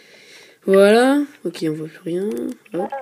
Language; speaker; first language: French; native; French